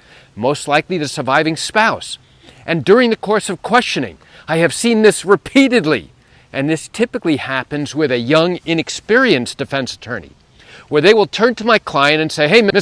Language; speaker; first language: English; native; English